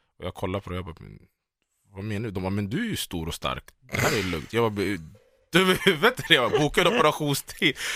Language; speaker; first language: Swedish; early bilingual, other home language; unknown